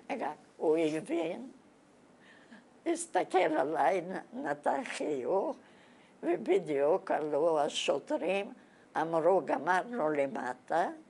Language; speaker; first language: Hebrew; non-native, fluent; Bulgarian